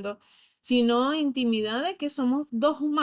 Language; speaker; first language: Spanish; native; Spanish